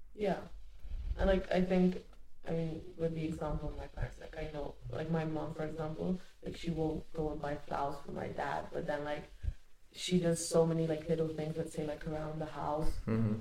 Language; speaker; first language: English; early bilingual, other home language; Hungarian